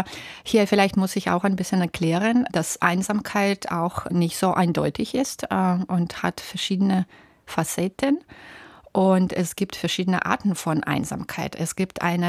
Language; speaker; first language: German; non-native, fluent; Russian